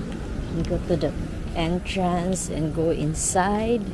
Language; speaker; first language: English; non-native, learner; Filipino